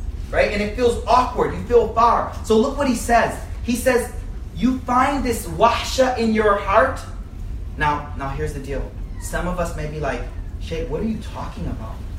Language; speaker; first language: English; native; English